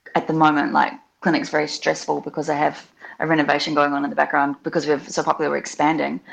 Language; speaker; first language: English; native; English